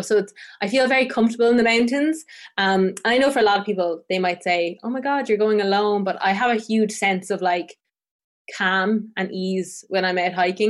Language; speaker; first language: English; native; English